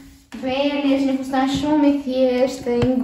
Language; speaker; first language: Albanian; early bilingual, heritage; Albanian